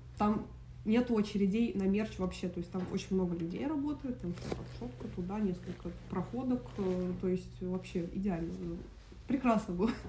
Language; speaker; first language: Russian; native; Russian